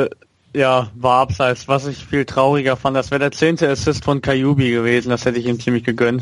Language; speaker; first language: German; native; German